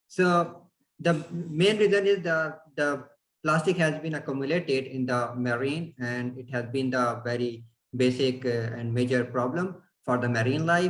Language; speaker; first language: English; non-native, fluent; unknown